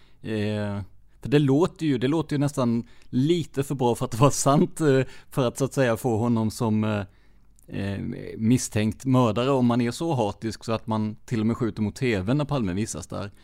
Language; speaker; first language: Swedish; native; Swedish